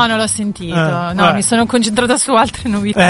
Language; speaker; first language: Italian; native; Italian